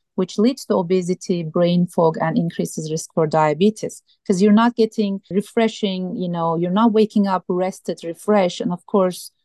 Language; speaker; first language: English; non-native, fluent; Turkish